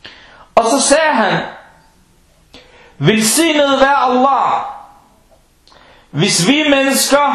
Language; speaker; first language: Danish; early bilingual, other home language; Arabic